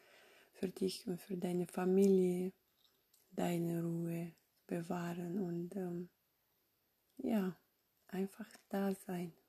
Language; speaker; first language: German; non-native, fluent; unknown